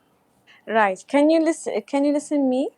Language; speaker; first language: English; non-native, learner; Arabic